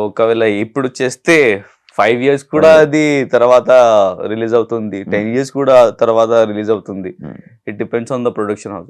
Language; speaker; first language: Telugu; non-native, learner; Hindi